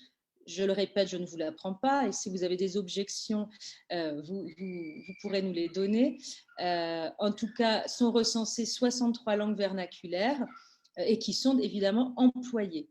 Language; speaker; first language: French; native; French